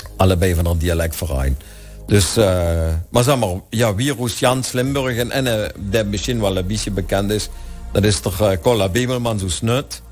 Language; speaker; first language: Dutch; non-native, local second language; Limburgish